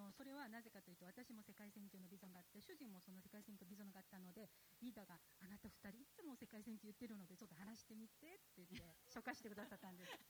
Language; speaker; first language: Japanese; non-native, fluent; Korean